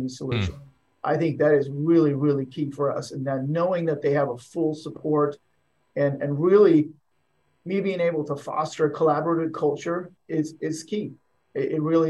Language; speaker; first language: English; non-native, fluent; Swedish